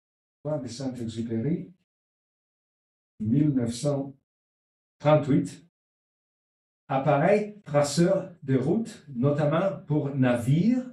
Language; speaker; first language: French; non-native, learner; Italian